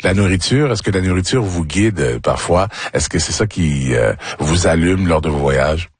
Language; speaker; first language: French; native; French